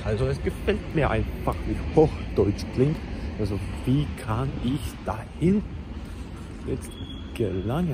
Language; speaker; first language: German; non-native, learner; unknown